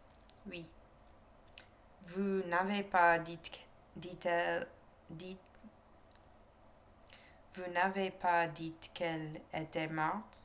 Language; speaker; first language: French; non-native, learner; English